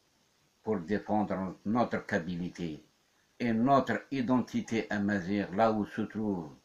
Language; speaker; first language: French; non-native, local second language; Kabyle